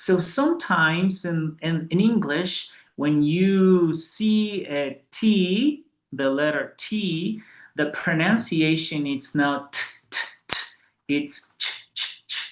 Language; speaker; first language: English; non-native, fluent; Spanish